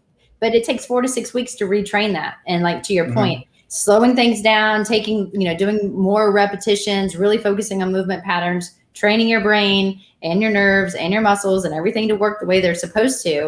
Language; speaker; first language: English; native; English